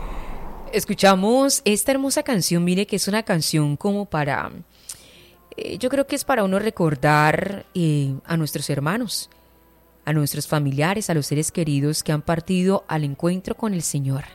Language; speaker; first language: Spanish; native; Spanish